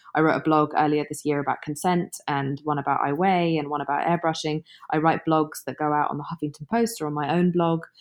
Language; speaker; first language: English; native; English